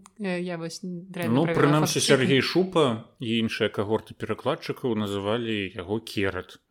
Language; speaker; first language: Belarusian; native; Belarusian